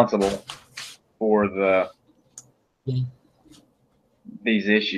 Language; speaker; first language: English; native; English